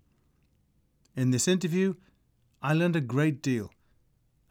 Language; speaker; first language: English; native; English